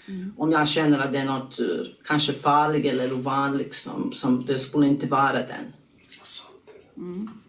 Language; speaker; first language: Swedish; non-native, learner; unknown